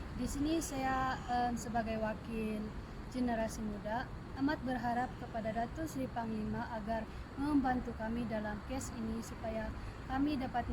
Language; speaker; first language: Indonesian; non-native, local second language; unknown